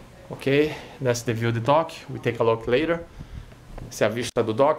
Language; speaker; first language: English; non-native, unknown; Portuguese